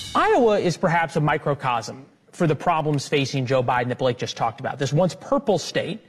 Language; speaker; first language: English; native; English